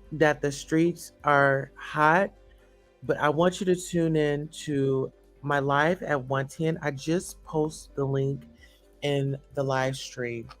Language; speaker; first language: English; native; English